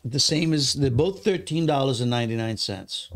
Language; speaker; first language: English; native; English